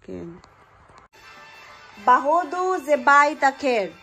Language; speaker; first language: Hebrew; non-native, learner; Hindi